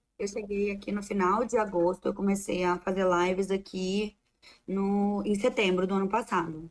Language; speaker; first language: Portuguese; native; Portuguese